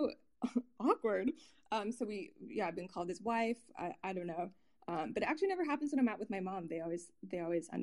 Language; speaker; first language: English; native; English